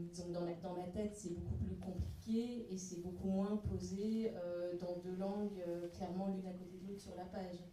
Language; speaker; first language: French; early bilingual, other home language; Russian